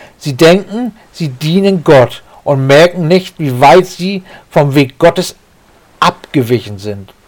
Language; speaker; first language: German; native; German